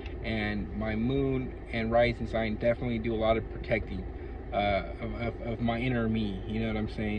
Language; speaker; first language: English; native; English